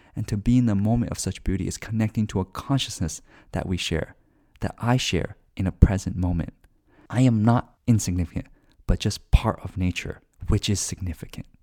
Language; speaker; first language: English; native; English